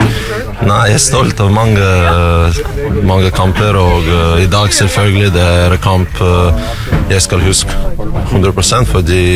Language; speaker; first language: Norwegian; non-native, learner; Russian